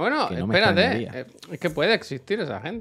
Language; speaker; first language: Spanish; native; Spanish